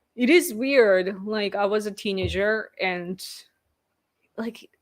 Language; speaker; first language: English; non-native, fluent; Japanese